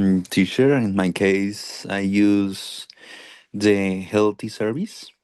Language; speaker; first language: English; non-native, learner; Spanish